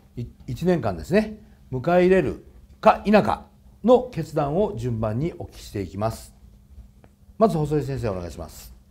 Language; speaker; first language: Japanese; native; Japanese